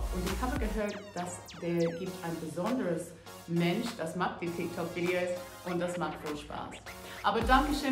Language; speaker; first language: German; non-native, learner; English